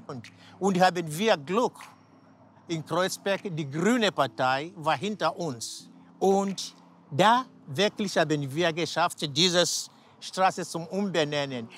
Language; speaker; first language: German; non-native, fluent; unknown